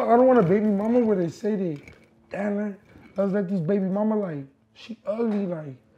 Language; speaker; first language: English; native; English